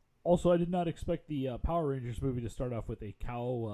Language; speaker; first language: English; native; English